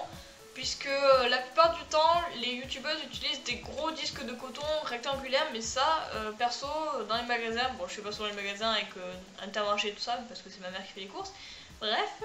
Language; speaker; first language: French; native; French